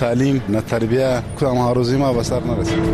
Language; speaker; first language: Persian; native; Persian